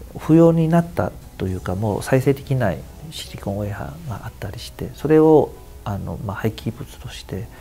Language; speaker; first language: Japanese; non-native, fluent; Chinese